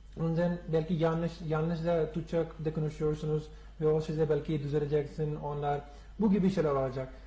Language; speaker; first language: Turkish; non-native, learner; Urdu